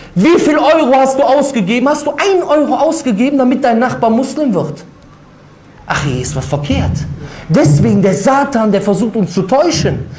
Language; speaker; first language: German; native; German